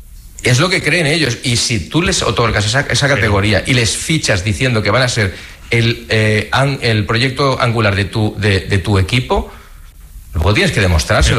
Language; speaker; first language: Spanish; native; Spanish